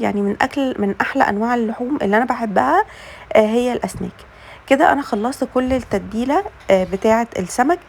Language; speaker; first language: Arabic; native; Arabic